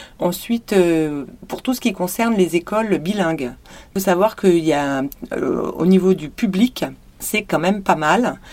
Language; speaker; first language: French; native; French